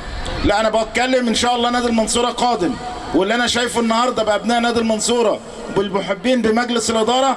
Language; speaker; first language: Arabic; native; Arabic